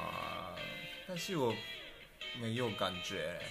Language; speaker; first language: Chinese; non-native, fluent; Japanese